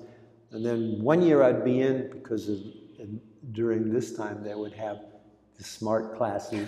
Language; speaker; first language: English; early bilingual, other home language; Greek